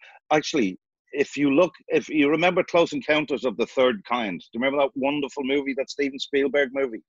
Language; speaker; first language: English; native; English